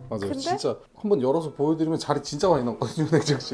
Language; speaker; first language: Korean; native; Korean